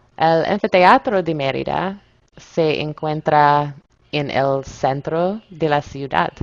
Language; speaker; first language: Spanish; non-native, learner; English